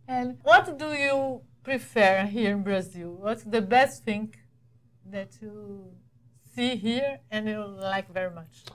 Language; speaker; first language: English; non-native, learner; Portuguese